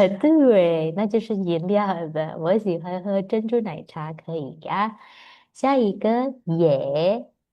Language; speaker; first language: Chinese; non-native, fluent; Indonesian